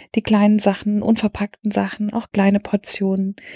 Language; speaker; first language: German; native; German